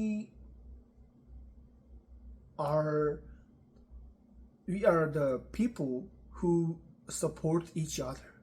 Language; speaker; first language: English; non-native, learner; Korean